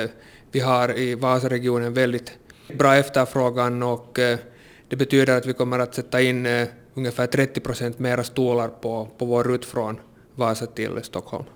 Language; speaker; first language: Swedish; native; Swedish